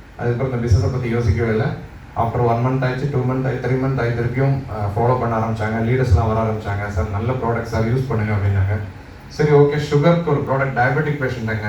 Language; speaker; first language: Tamil; non-native, local second language; Malayalam